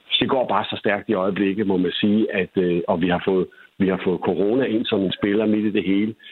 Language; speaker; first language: Danish; native; Danish